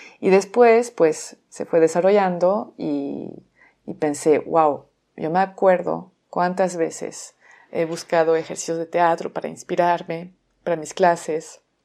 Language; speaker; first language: Spanish; non-native, fluent; French